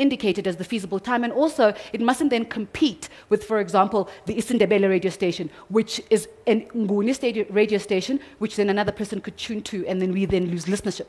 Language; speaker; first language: English; non-native, local second language; Zulu